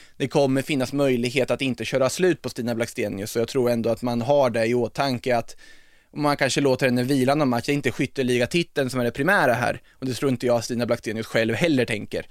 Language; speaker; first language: Swedish; native; Swedish